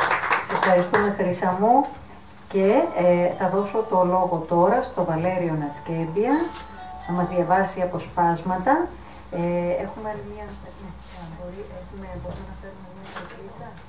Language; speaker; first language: Greek; native; Greek